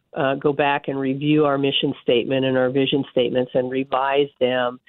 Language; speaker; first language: English; native; English